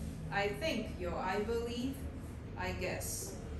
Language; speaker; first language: English; non-native, fluent; Chinese